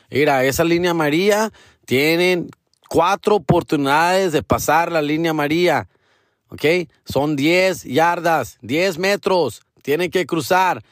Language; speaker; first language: Spanish; early bilingual, other home language; English